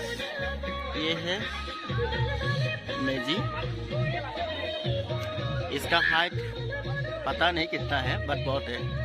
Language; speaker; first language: Hindi; non-native, local second language; Assamese